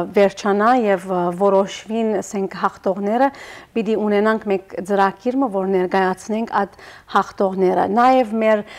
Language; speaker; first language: Armenian; early bilingual, heritage; Armenian